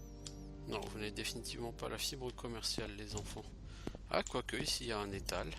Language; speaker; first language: French; native; French